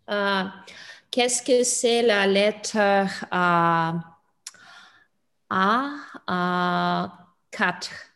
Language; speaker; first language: French; non-native, learner; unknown